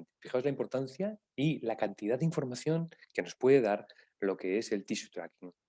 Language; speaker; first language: Spanish; native; Spanish